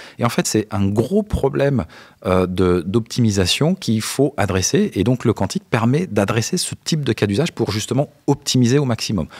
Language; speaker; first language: French; native; French